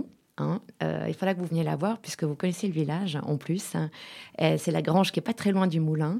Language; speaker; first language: French; native; French